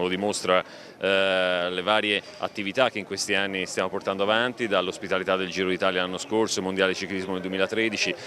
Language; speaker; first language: Italian; native; Italian